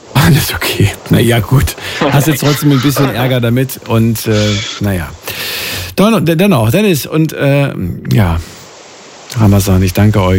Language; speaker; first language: German; native; German